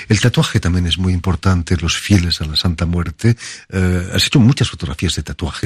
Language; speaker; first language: Spanish; native; Spanish